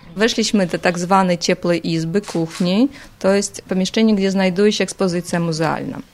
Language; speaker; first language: Polish; non-native, fluent; Russian